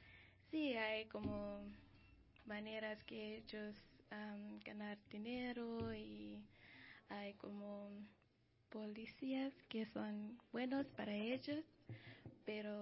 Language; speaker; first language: Spanish; non-native, learner; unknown